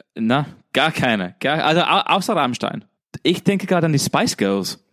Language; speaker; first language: German; non-native, fluent; English